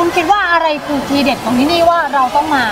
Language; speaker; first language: Thai; native; Thai